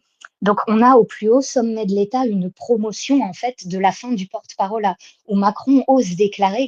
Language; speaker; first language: French; native; French